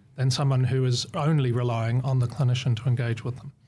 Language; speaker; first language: English; native; English